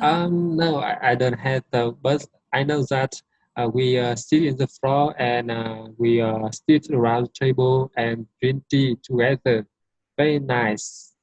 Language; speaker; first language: English; non-native, learner; Vietnamese